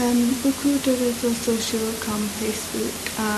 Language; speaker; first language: French; non-native, learner; English